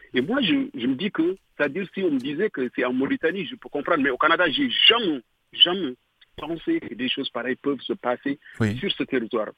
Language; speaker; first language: French; non-native, local second language; Fula